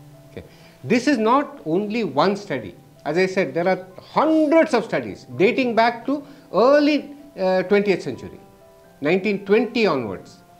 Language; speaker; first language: English; non-native, local second language; Kannada